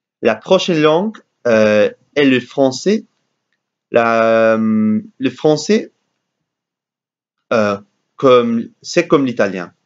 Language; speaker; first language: French; non-native, learner; English